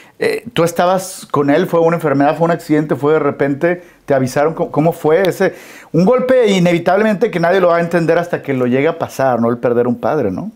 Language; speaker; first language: Spanish; native; Spanish